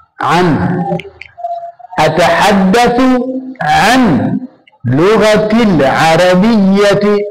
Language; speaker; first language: Arabic; non-native, fluent; Swahili